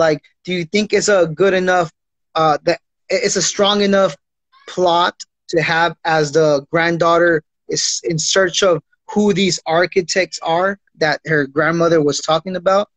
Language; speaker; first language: English; native; English